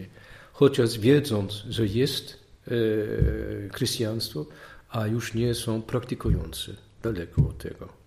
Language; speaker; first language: Polish; non-native, learner; Dutch